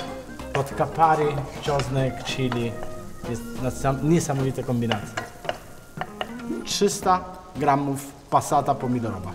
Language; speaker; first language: Polish; non-native, learner; Italian